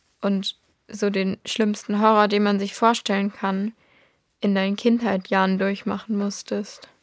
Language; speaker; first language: German; native; German